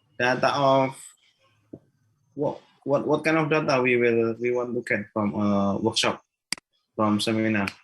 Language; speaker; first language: English; non-native, learner; Malay